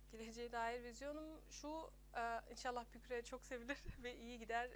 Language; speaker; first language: Turkish; early bilingual, heritage; Turkish